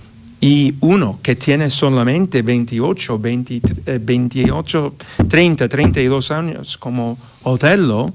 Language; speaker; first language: Spanish; non-native, fluent; English